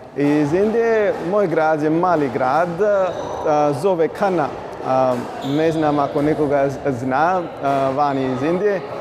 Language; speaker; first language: Croatian; non-native, learner; Punjabi